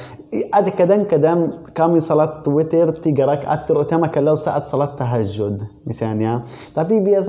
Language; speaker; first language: Indonesian; non-native, learner; Arabic